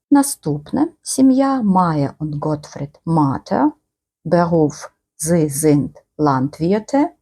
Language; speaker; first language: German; non-native, fluent; Ukrainian